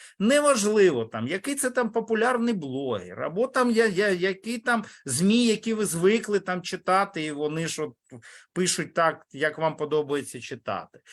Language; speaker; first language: Ukrainian; non-native, local second language; Russian